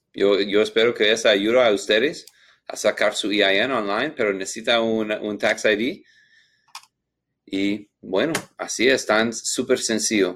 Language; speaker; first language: Spanish; non-native, learner; English